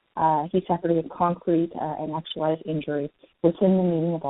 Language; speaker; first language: English; native; English